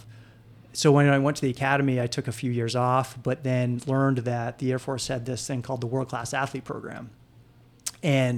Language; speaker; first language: English; native; English